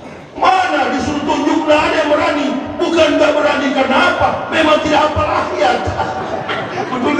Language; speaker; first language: Indonesian; native; Indonesian